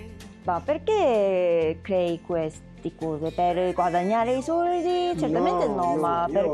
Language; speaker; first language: Italian; non-native, learner; Korean